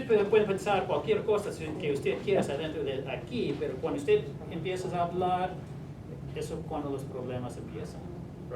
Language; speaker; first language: Spanish; non-native, learner; English